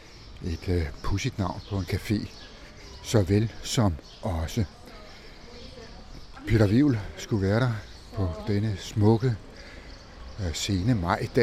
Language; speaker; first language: Danish; native; Danish